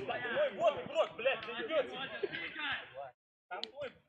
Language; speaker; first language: Russian; native; Russian